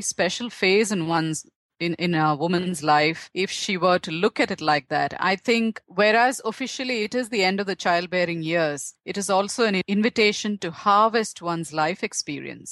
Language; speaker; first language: English; non-native, local second language; Tamil